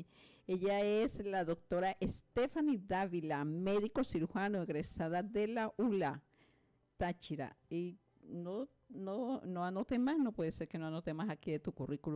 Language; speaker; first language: Spanish; native; Spanish